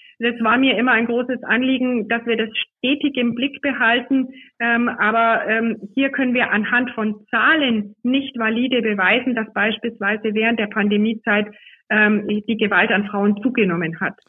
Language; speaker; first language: German; native; German